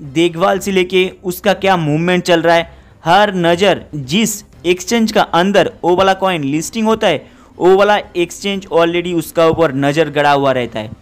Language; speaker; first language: Hindi; non-native, local second language; Bangla